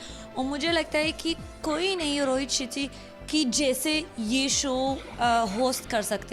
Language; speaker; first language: Hindi; non-native, learner; Arabic